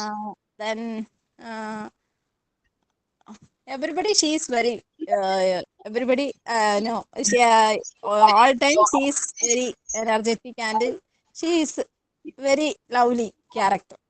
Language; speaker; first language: English; non-native, learner; Malayalam